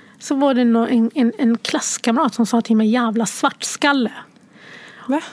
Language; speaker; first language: Swedish; early bilingual, other home language; Arabic